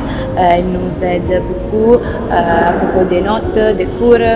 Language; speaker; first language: French; non-native, fluent; Italian